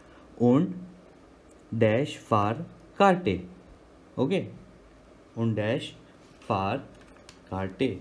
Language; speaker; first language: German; non-native, learner; Hindi